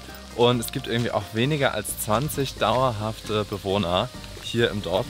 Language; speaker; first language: German; native; German